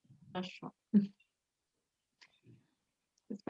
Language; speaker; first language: Russian; non-native, fluent; French